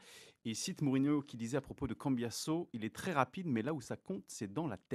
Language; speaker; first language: French; native; French